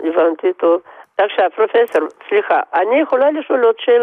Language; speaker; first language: Hebrew; non-native, fluent; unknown